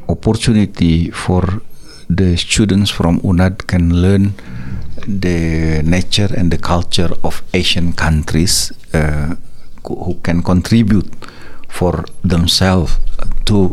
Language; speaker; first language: English; non-native, learner; Indonesian